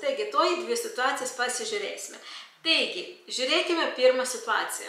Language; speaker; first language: Lithuanian; non-native, local second language; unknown